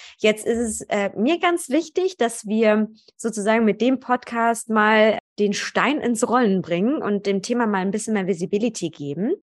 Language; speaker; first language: German; native; German